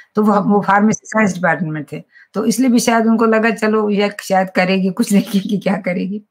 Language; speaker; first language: Hindi; non-native, local second language; Kashmiri